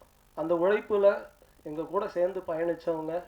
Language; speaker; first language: Tamil; native; Tamil